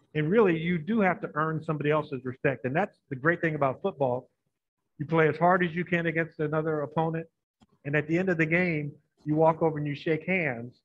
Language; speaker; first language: English; native; English